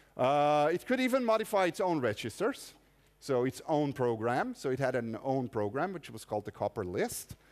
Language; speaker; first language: English; non-native, fluent; German